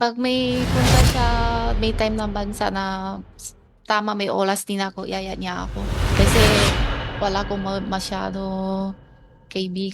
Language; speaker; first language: Filipino; non-native, learner; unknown